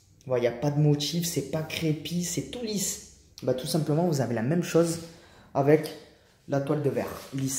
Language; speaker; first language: French; native; French